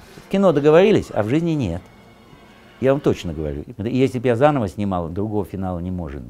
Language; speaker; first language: Russian; native; Russian